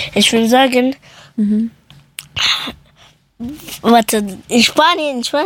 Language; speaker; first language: German; early bilingual, other home language; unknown